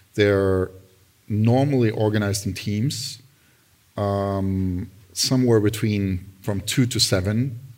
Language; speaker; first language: English; non-native, fluent; German